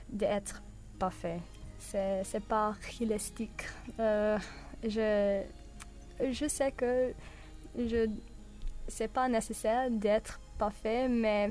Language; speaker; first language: French; non-native, learner; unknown